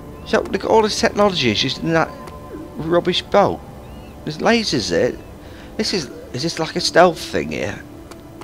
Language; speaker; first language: English; native; English